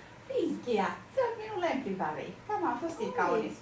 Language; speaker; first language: Finnish; non-native, learner; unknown